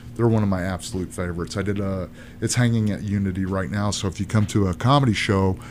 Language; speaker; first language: English; native; English